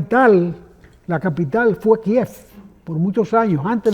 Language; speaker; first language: Spanish; native; Spanish